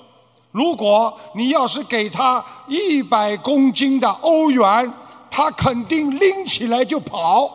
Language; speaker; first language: Chinese; native; Chinese